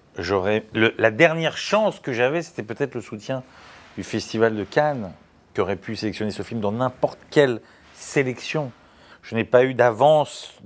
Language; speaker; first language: French; native; French